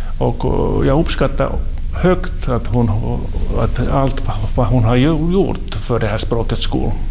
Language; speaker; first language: Swedish; non-native, local second language; Finnish